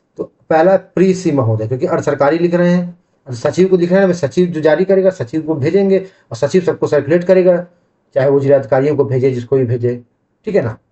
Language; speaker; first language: Hindi; native; Hindi